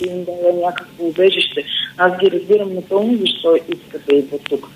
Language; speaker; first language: Bulgarian; native; Bulgarian